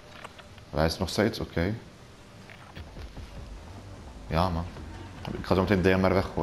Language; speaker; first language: Dutch; early bilingual, other home language; Turkish